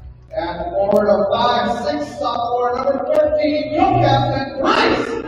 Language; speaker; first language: English; native; English